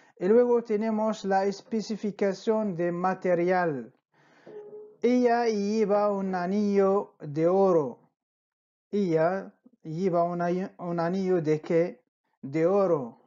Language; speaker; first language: Spanish; non-native, fluent; Arabic